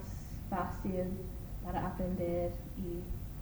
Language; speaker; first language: Spanish; non-native, learner; English